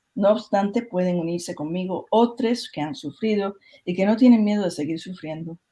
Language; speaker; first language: Spanish; early bilingual, other home language; English